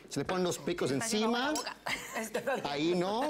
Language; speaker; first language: Spanish; early bilingual, heritage; Spanish